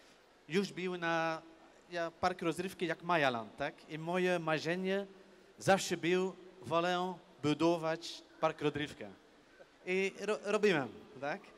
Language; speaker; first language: Polish; non-native, learner; Dutch